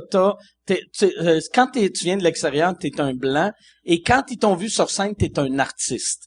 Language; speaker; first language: French; native; French